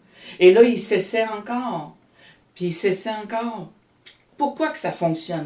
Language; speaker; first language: French; native; French